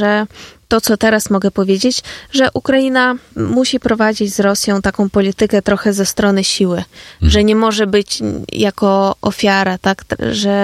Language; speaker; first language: Polish; non-native, fluent; Ukrainian